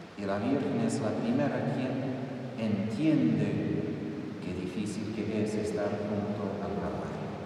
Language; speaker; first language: Spanish; non-native, fluent; English